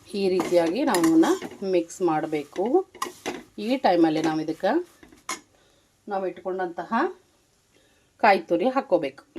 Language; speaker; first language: Kannada; native; Kannada